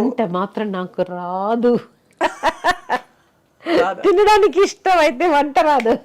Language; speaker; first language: Telugu; non-native, local second language; Malayalam